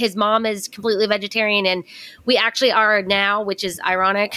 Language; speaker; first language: English; native; English